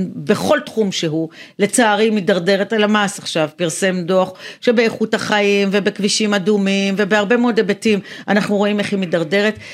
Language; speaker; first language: Hebrew; native; Hebrew